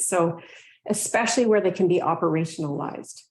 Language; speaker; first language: English; native; English